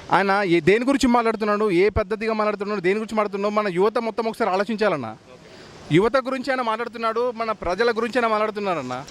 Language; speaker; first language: Telugu; native; Telugu